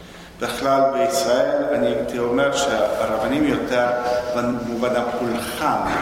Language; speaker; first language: Hebrew; non-native, fluent; Spanish